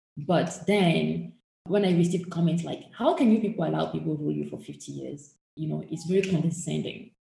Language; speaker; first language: English; non-native, fluent; French